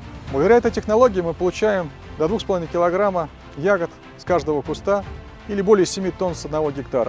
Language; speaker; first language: Russian; native; Russian